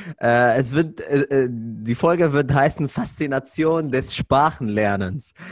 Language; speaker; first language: German; non-native, fluent; Arabic